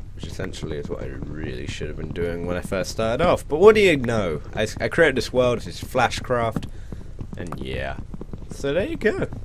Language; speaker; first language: English; native; English